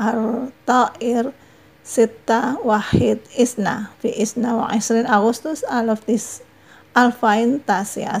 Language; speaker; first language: Arabic; non-native, fluent; Indonesian